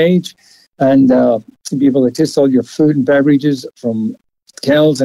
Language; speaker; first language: English; native; English